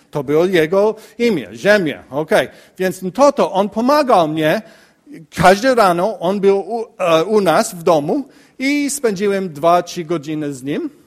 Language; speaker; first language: Polish; non-native, learner; English